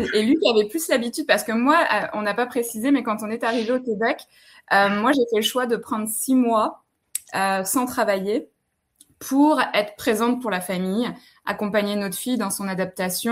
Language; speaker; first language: French; native; French